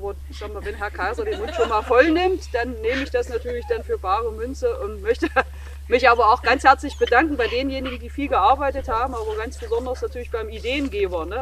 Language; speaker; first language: German; native; German